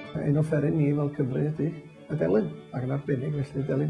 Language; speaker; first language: Welsh; native; Welsh